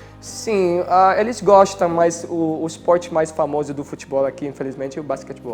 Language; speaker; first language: Portuguese; non-native, fluent; Filipino